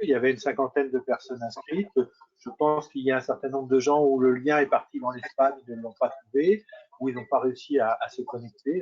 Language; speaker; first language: French; native; French